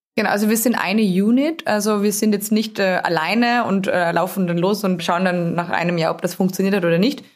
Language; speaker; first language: German; native; German